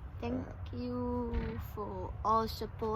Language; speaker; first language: English; non-native, learner; Thai